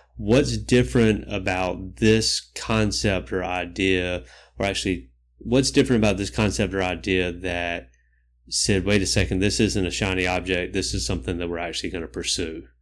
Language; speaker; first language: English; native; English